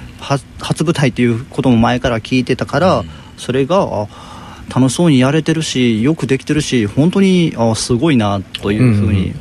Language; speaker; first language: Japanese; native; Japanese